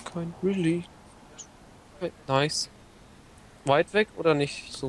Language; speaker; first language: German; native; German